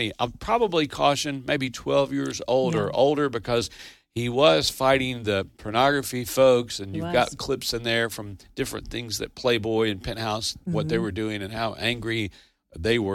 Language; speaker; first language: English; native; English